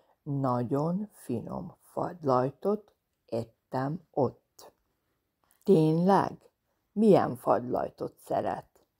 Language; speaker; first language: Hungarian; non-native, fluent; Serbian